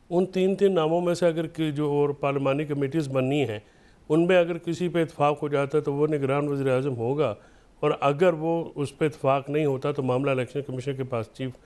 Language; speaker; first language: Urdu; native; Urdu